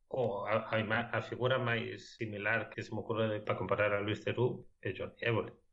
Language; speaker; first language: Galician; non-native, local second language; Spanish